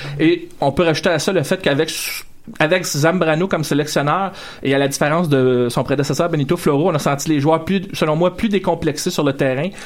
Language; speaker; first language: French; native; French